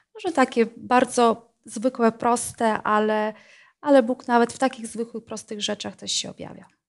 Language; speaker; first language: Polish; non-native, fluent; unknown